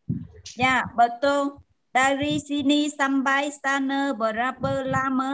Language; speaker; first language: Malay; non-native, learner; Vietnamese